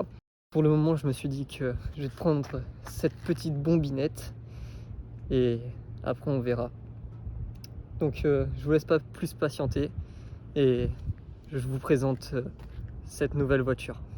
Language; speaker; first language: French; native; French